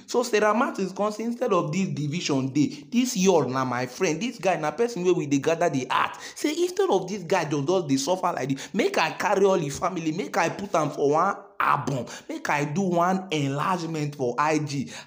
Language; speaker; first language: Nigerian Pidgin; native; Nigerian Pidgin